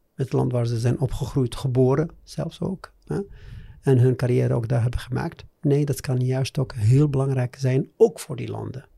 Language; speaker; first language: Dutch; non-native, fluent; Arabic